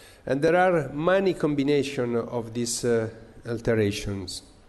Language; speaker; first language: English; non-native, fluent; Italian